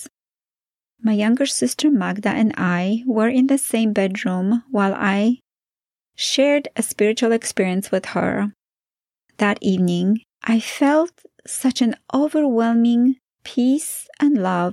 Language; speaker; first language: English; non-native, fluent; Polish